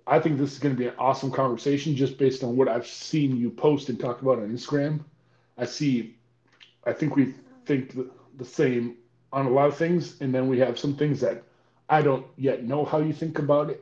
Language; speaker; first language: English; native; English